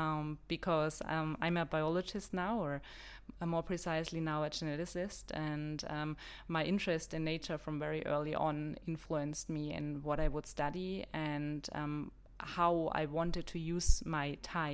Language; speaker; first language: English; non-native, fluent; German